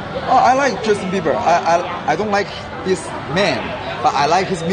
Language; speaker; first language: English; non-native, learner; Korean